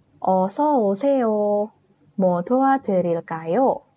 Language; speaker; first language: Korean; non-native, fluent; Indonesian